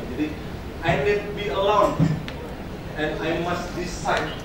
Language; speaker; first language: English; non-native, learner; Indonesian